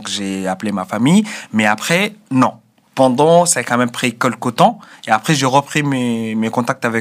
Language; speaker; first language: French; non-native, fluent; Arabic